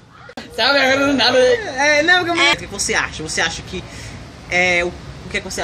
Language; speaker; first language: Portuguese; native; Portuguese